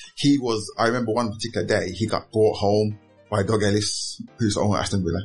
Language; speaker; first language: English; native; English